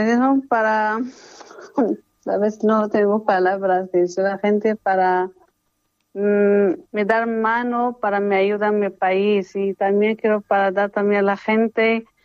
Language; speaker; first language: Spanish; non-native, learner; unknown